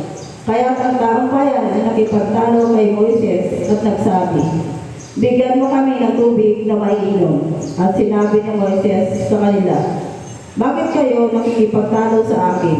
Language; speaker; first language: Filipino; native; Filipino